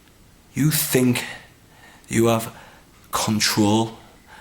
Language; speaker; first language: English; native; English